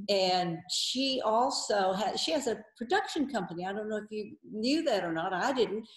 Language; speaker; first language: English; native; English